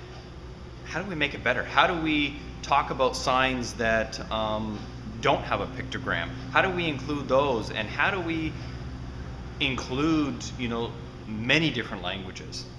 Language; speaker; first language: English; native; English